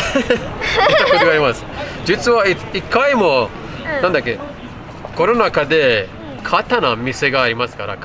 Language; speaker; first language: Japanese; non-native, learner; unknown